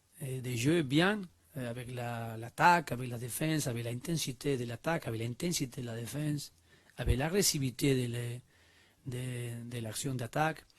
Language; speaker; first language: French; non-native, learner; Spanish